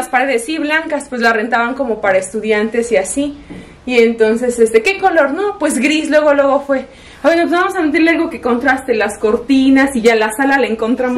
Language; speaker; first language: Spanish; native; Spanish